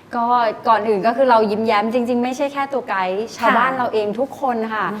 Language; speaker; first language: Thai; native; Thai